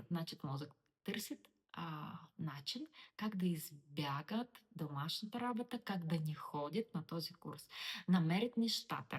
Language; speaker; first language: Bulgarian; non-native, learner; Russian